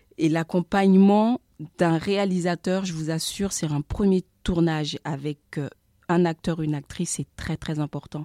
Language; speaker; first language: French; early bilingual, other home language; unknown